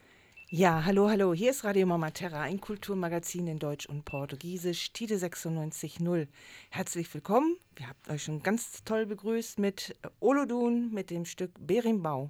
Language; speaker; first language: German; native; German